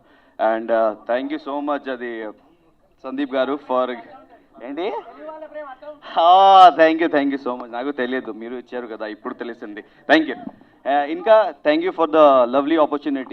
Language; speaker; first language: Telugu; non-native, local second language; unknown